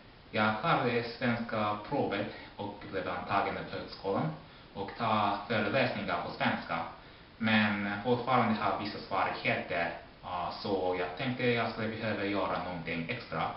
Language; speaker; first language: Swedish; non-native, fluent; Japanese